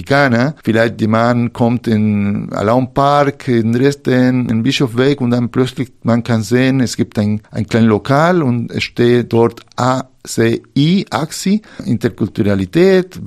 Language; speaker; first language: German; non-native, fluent; Spanish